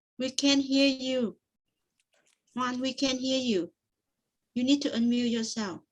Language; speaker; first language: English; non-native, fluent; Vietnamese